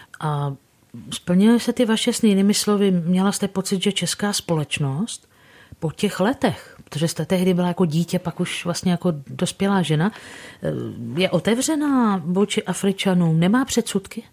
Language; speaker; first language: Czech; native; Czech